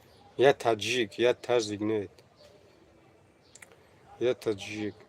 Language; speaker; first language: Russian; non-native, learner; Tajik